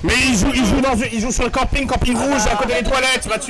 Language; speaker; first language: French; native; French